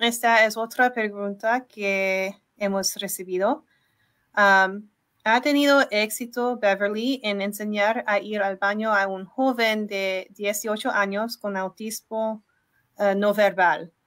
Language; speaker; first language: Spanish; non-native, learner; English